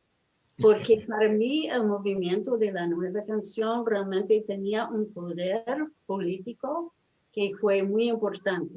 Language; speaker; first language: Spanish; non-native, fluent; English